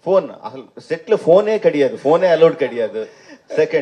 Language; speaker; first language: Tamil; non-native, fluent; Telugu